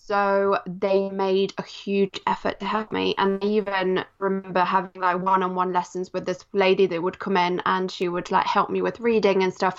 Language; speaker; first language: English; early bilingual, other home language; Polish